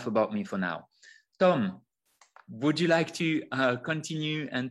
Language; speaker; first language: English; non-native, fluent; French